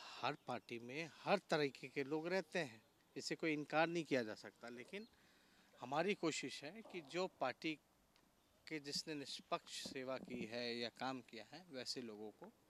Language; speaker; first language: Hindi; native; Hindi